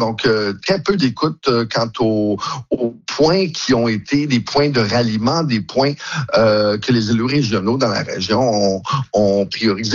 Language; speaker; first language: French; native; French